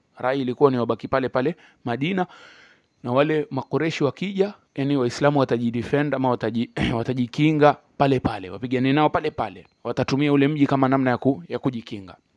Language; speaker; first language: Swahili; native; Swahili